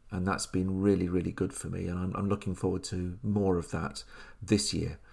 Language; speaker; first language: English; native; English